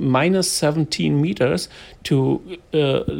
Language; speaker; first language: English; non-native, fluent; German